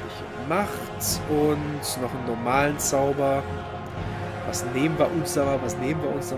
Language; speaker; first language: German; native; German